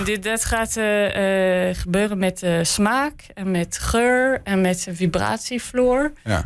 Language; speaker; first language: Dutch; non-native, learner; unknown